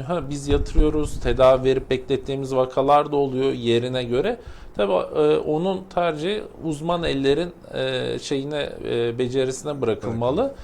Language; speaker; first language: Turkish; native; Turkish